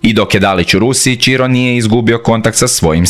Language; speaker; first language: Croatian; native; Croatian